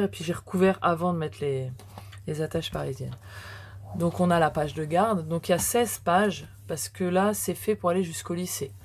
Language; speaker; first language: French; native; French